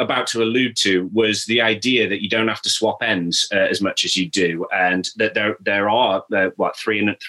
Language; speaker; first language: English; native; English